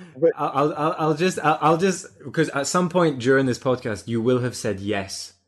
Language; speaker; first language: English; native; English